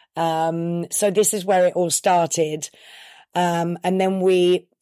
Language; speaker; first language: English; native; English